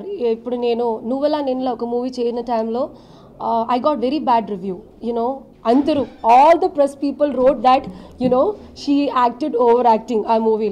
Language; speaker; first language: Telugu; non-native, learner; Malayalam